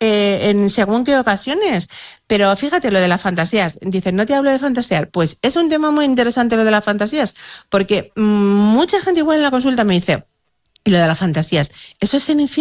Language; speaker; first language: Spanish; native; Spanish